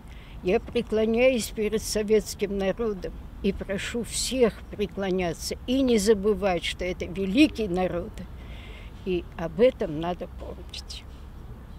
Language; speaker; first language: Russian; native; Russian